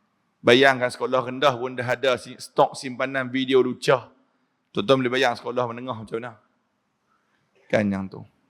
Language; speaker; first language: Malay; native; Malay